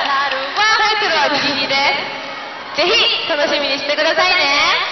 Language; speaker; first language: Japanese; non-native, fluent; Korean